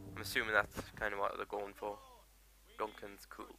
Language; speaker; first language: English; native; English